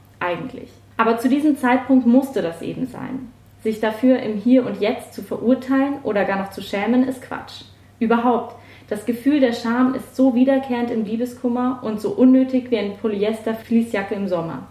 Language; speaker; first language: German; native; German